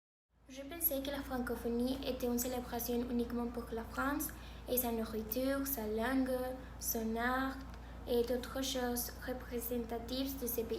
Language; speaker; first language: French; non-native, learner; Spanish